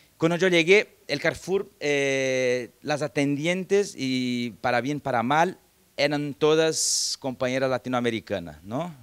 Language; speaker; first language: Spanish; non-native, fluent; Portuguese